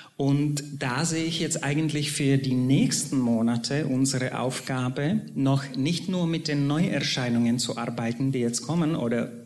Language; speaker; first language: German; non-native, fluent; Czech